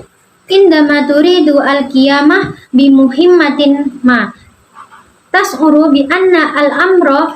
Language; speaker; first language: Arabic; non-native, learner; Indonesian